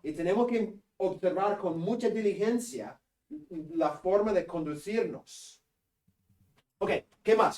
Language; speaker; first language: Spanish; non-native, fluent; English